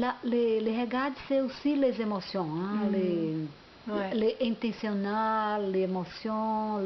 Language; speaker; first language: French; non-native, learner; Portuguese